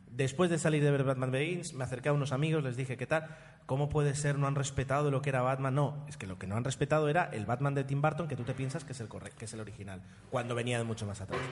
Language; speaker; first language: Spanish; non-native, fluent; Italian